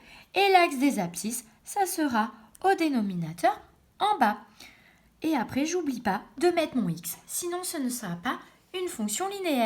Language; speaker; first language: French; native; French